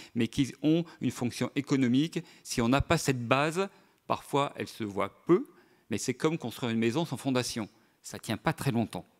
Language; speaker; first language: French; native; French